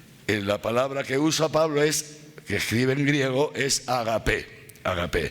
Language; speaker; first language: Spanish; native; Spanish